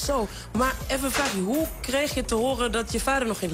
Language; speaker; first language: Dutch; native; Dutch